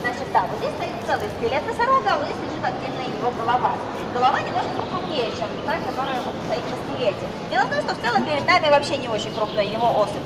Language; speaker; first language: Russian; native; Russian